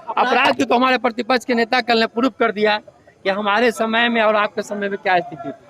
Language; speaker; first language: Hindi; native; Hindi